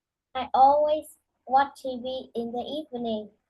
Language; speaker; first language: English; non-native, learner; Vietnamese